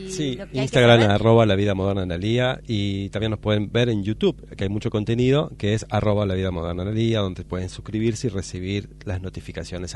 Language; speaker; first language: Spanish; native; Spanish